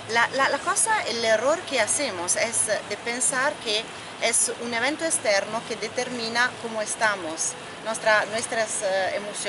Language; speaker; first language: Spanish; non-native, fluent; Italian